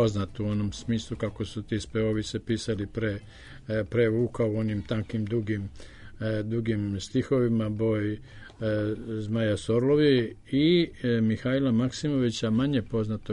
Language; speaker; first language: Serbian; native; Serbian